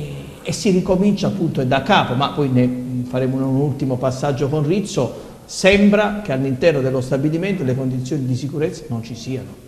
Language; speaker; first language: Italian; native; Italian